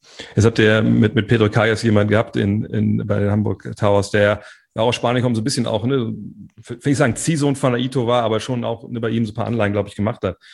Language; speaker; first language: German; native; German